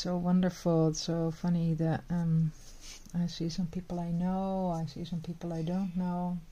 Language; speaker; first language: English; non-native, fluent; Dutch